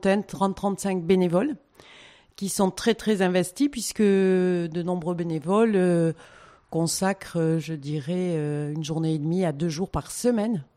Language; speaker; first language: French; native; French